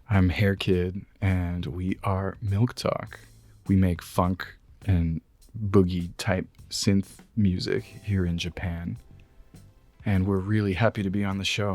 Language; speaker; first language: English; non-native, fluent; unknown